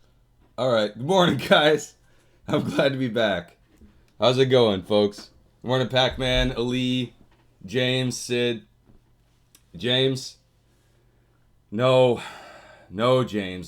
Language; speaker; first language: English; native; English